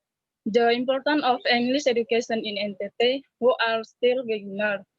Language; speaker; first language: English; non-native, learner; Indonesian